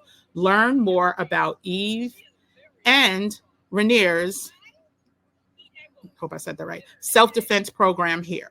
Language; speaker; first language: English; native; English